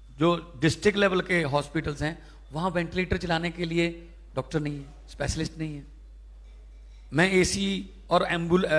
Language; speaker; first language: Hindi; non-native, local second language; Punjabi